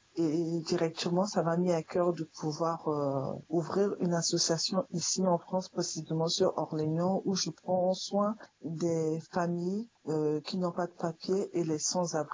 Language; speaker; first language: French; non-native, local second language; Sango